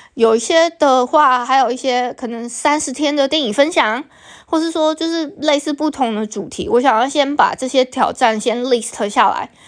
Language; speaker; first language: Chinese; non-native, local second language; Min Nan Chinese